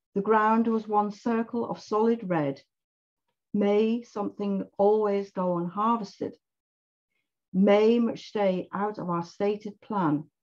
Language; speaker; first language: English; native; English